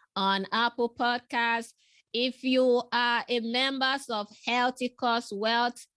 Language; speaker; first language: English; non-native, local second language; Yoruba